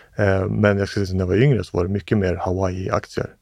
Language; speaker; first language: Swedish; early bilingual, other home language; English